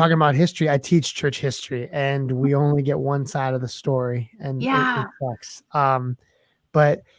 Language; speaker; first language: English; native; English